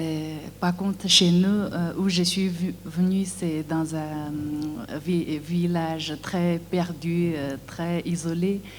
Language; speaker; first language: French; non-native, learner; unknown